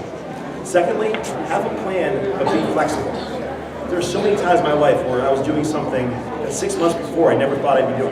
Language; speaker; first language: English; native; English